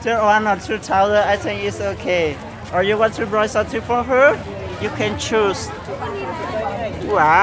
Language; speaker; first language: English; non-native, learner; Hmong